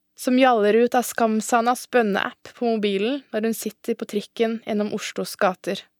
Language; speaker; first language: Norwegian; early bilingual, other home language; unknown